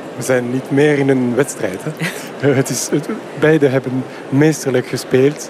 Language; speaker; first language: Dutch; non-native, local second language; French